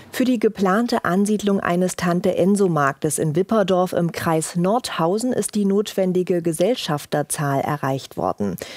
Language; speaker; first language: German; native; German